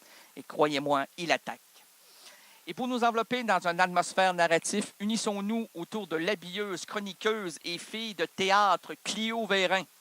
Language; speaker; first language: French; native; French